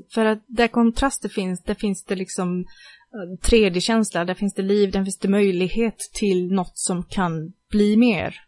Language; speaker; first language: Swedish; native; Swedish